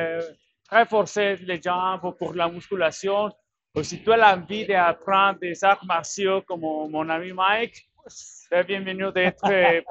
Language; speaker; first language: French; non-native, learner; Spanish